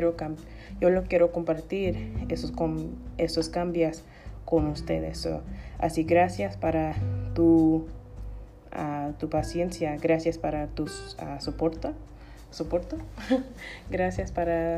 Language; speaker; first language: Spanish; non-native, learner; English